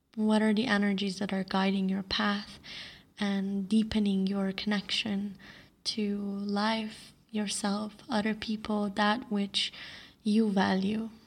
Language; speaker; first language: English; non-native, fluent; Slovenian